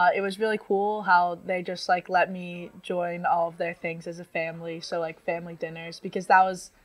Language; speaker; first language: English; native; English